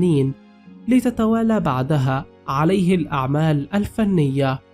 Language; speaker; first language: Arabic; native; Arabic